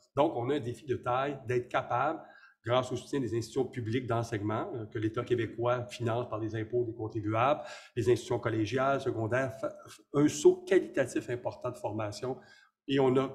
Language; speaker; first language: French; native; French